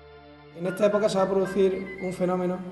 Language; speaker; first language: Spanish; native; Spanish